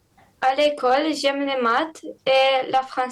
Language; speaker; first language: French; non-native, learner; Romanian